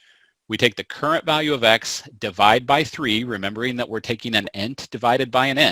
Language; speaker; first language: English; native; English